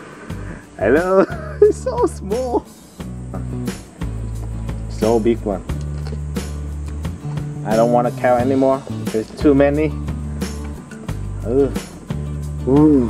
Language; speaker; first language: English; non-native, fluent; Vietnamese